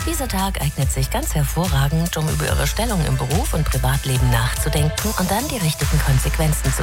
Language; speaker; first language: German; native; German